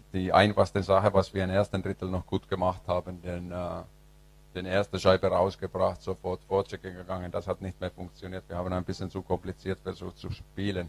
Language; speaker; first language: German; non-native, fluent; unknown